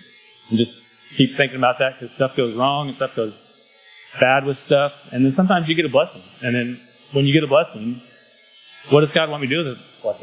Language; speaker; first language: English; native; English